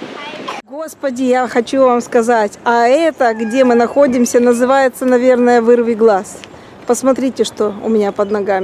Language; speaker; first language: Russian; native; Russian